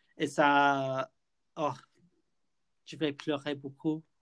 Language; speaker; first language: French; non-native, fluent; English